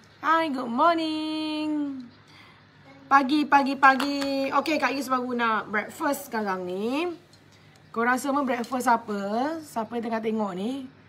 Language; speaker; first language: Malay; native; Malay